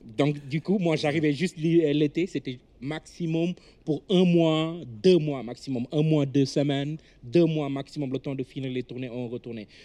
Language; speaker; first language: French; non-native, local second language; Wolof